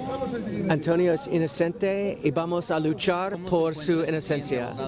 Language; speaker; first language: Spanish; non-native, learner; English